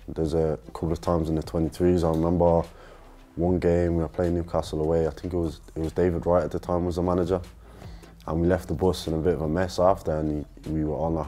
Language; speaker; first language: English; native; English